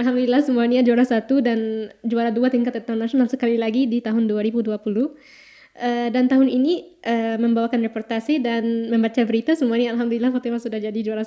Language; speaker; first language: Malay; non-native, fluent; Arabic